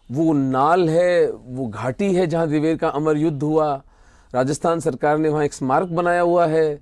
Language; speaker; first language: Hindi; native; Hindi